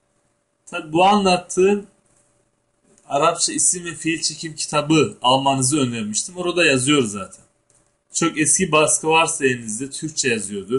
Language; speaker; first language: Turkish; native; Turkish